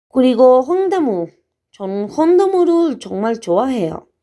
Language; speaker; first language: Korean; non-native, learner; Spanish